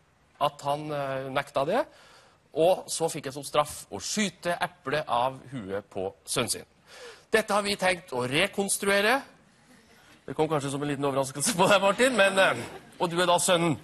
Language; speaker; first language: Norwegian; native; Norwegian